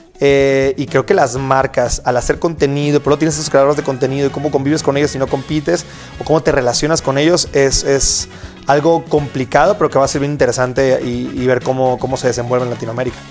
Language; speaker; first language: Spanish; native; Spanish